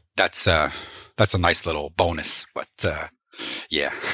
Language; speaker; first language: English; non-native, fluent; French